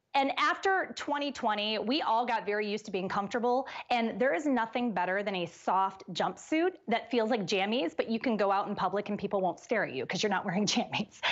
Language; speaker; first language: English; native; English